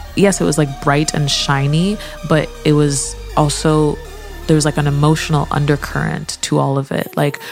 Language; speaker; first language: English; native; English